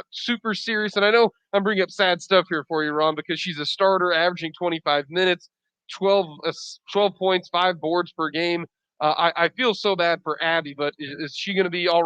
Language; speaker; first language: English; native; English